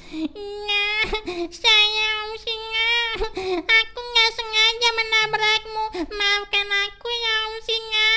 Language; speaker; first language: Indonesian; native; Indonesian